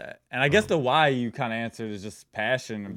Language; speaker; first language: English; native; English